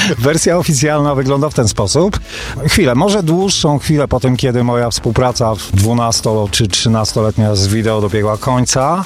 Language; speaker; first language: Polish; native; Polish